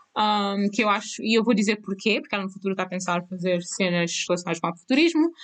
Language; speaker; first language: Portuguese; non-native, local second language; Kabuverdianu